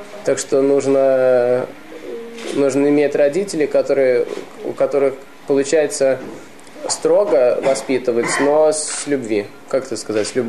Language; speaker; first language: Russian; early bilingual, heritage; Russian